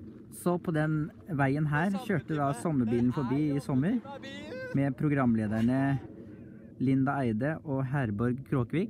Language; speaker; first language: Norwegian; native; Norwegian